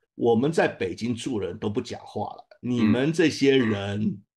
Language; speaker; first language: Chinese; native; Chinese